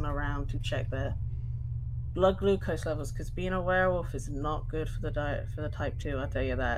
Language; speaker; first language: English; native; English